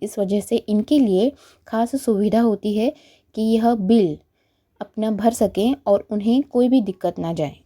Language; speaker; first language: Hindi; non-native, local second language; Marathi